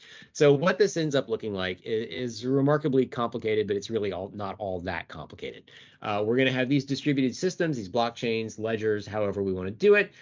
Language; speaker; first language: English; native; English